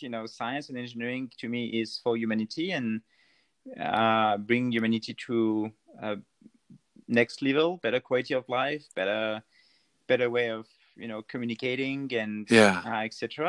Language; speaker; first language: English; non-native, fluent; French